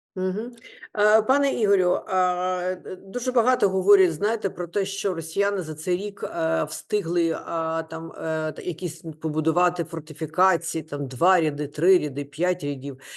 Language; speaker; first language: Ukrainian; non-native, local second language; Russian